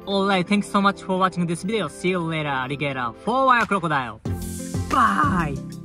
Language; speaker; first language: English; non-native, learner; Japanese